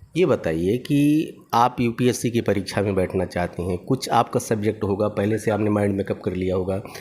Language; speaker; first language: Hindi; native; Hindi